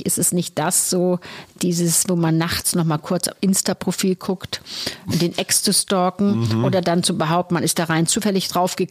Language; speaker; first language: German; native; German